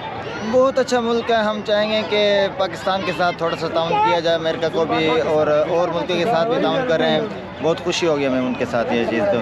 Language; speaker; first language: Hindi; non-native, local second language; Pashto